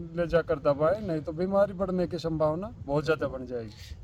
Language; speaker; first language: Hindi; native; Hindi